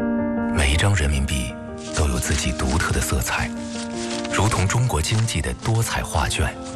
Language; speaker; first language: Chinese; native; Chinese